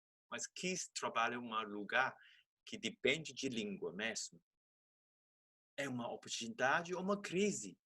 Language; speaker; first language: Portuguese; non-native, fluent; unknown